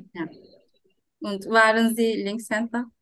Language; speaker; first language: German; non-native, fluent; Turkish